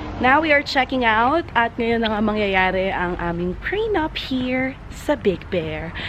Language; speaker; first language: Filipino; native; Filipino